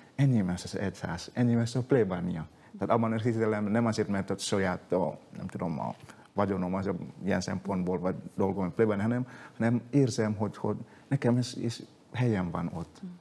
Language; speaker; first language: Hungarian; non-native, fluent; Indonesian